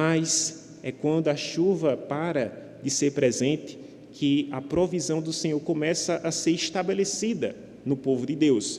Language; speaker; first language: Portuguese; native; Portuguese